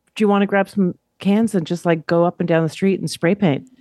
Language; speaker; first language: English; native; English